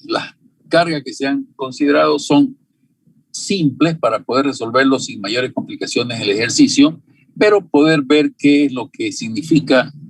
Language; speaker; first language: Spanish; native; Spanish